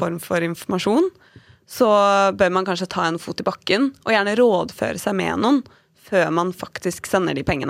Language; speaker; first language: Norwegian; native; Norwegian